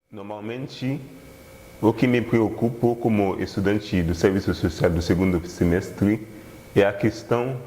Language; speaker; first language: Portuguese; non-native, learner; Haitian Creole